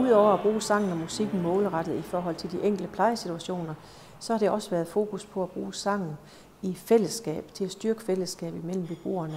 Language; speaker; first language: Danish; native; Danish